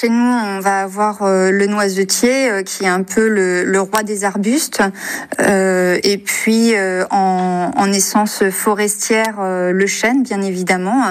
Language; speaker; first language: French; native; French